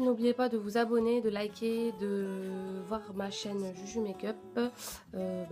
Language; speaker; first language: French; native; French